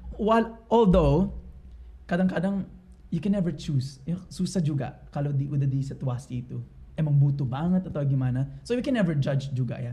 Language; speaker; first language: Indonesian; non-native, fluent; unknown